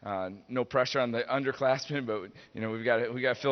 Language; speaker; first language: English; native; English